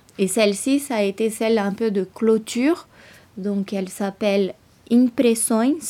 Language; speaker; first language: French; non-native, fluent; Portuguese